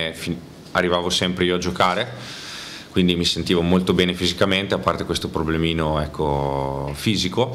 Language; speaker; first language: Italian; native; Italian